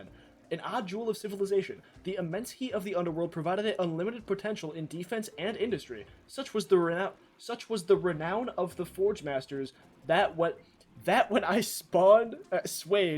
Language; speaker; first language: English; native; English